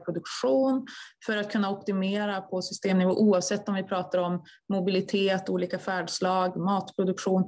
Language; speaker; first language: Swedish; native; Swedish